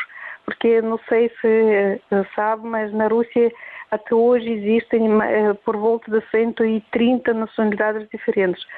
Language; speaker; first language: Portuguese; non-native, fluent; Russian